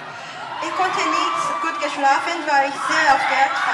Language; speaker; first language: German; non-native, learner; Korean